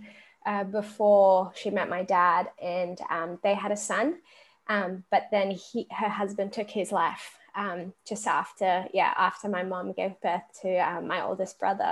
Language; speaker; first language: English; native; English